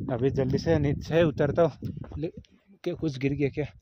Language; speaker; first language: Hindi; non-native, local second language; Assamese